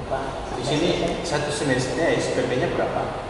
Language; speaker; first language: Indonesian; non-native, learner; Korean